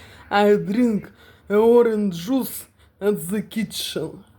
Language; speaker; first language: English; non-native, learner; Russian